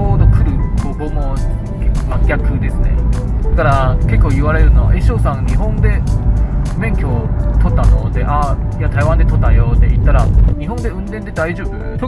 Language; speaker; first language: Japanese; non-native, fluent; Chinese